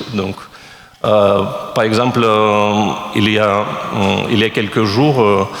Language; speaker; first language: French; non-native, fluent; Russian